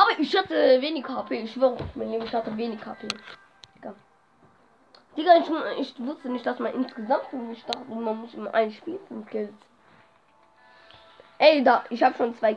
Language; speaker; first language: German; native; German